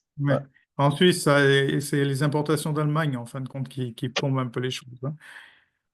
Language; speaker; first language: French; native; French